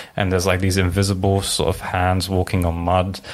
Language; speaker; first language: English; early bilingual, other home language; Arabic